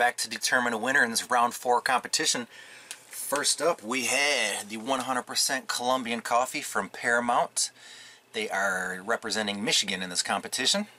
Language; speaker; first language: English; native; English